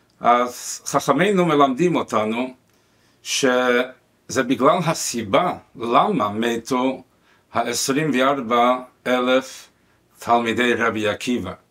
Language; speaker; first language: Hebrew; non-native, fluent; Spanish